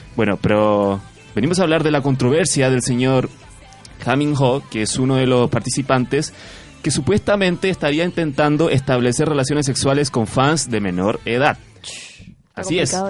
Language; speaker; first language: Spanish; non-native, fluent; Chinese